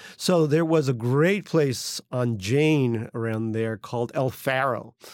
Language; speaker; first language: English; early bilingual, other home language; Russian